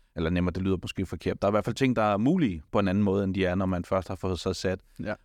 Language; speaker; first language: Danish; native; Danish